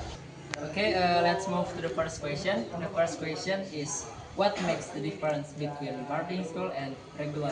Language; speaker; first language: English; non-native, learner; Indonesian